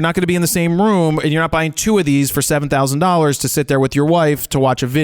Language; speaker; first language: English; native; English